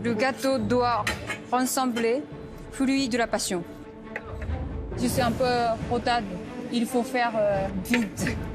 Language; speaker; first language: French; non-native, learner; Japanese